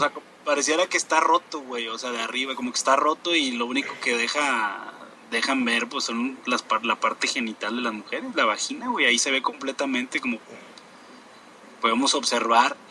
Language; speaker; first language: Spanish; native; Spanish